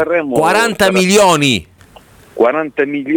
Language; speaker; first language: Italian; native; Italian